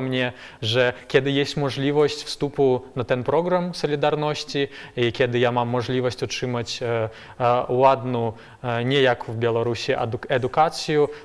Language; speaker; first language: Polish; non-native, learner; Belarusian